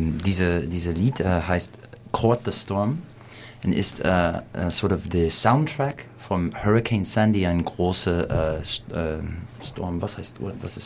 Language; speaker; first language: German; non-native, learner; English